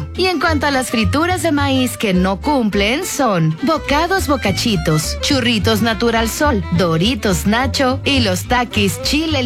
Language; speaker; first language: Spanish; native; Spanish